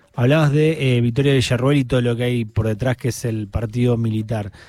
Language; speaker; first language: Spanish; native; Spanish